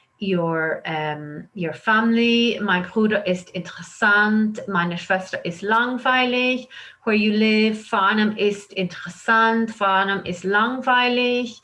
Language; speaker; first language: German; non-native, fluent; English